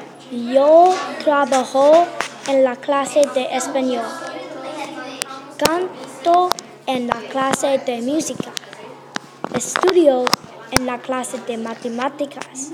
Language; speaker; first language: Spanish; non-native, learner; English